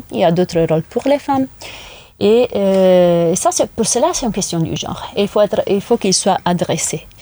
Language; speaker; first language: French; non-native, fluent; Italian